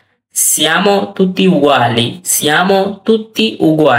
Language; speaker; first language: Italian; non-native, learner; Bangla